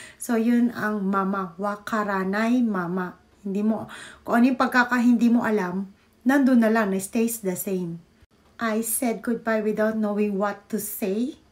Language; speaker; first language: Filipino; native; Filipino